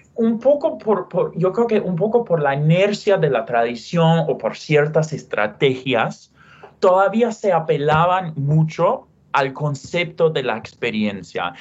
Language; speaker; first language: Spanish; non-native, fluent; English